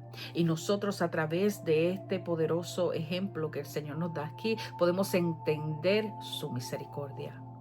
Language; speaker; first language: Spanish; native; Spanish